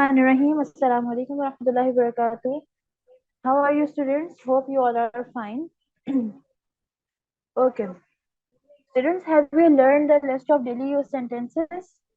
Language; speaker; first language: English; non-native, local second language; Urdu